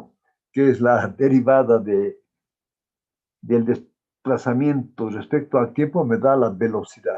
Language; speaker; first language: Spanish; native; Spanish